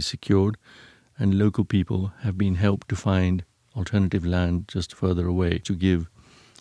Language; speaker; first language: English; non-native, local second language; Punjabi